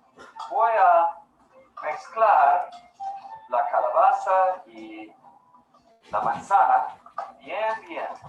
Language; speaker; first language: Spanish; non-native, learner; English